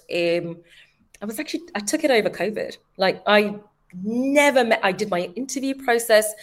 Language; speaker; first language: English; native; English